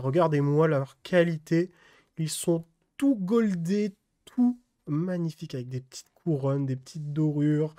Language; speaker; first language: French; native; French